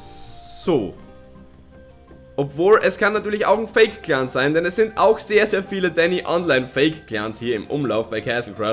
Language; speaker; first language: German; native; German